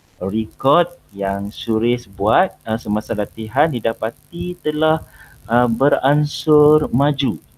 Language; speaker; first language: Malay; native; Malay